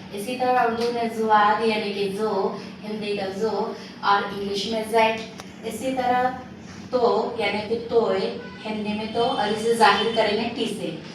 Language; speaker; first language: Hindi; native; Hindi